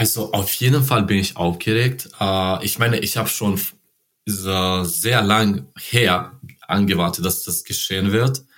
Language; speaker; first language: German; non-native, learner; Serbian